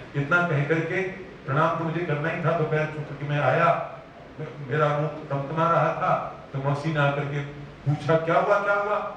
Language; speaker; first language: Hindi; non-native, local second language; Gujarati